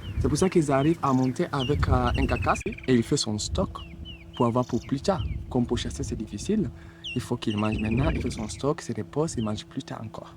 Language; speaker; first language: French; non-native, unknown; Masai